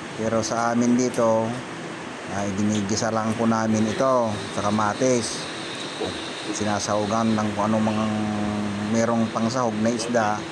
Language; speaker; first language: Filipino; non-native, local second language; Iloko